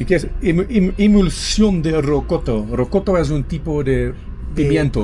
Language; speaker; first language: Spanish; non-native, learner; Dutch